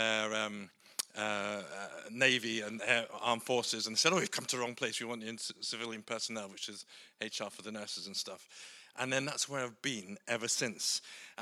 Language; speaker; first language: English; native; English